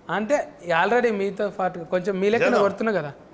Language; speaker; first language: Telugu; native; Telugu